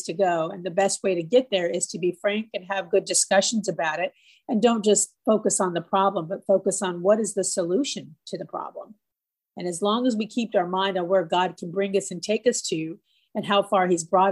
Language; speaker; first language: English; native; English